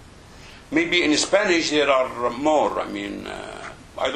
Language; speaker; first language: English; non-native, fluent; Arabic